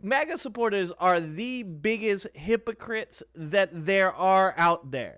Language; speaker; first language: English; native; English